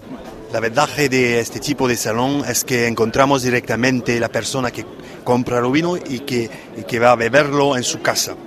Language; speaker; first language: Spanish; non-native, fluent; French